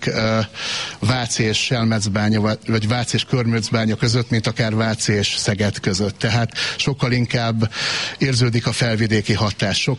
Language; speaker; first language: Hungarian; native; Hungarian